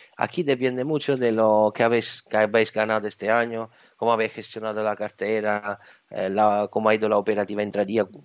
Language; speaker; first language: Spanish; non-native, fluent; Italian